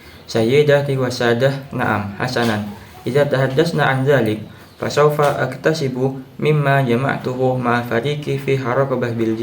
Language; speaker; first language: Arabic; non-native, learner; Indonesian